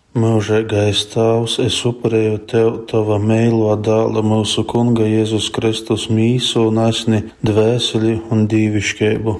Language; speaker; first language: Latvian; native; Latvian